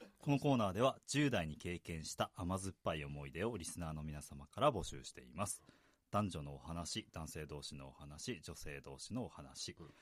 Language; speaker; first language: Japanese; native; Japanese